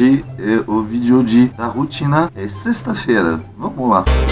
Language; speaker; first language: Portuguese; non-native, fluent; French